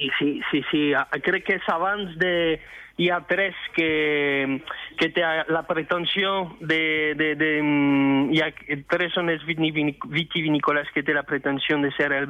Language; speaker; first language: Catalan; non-native, fluent; French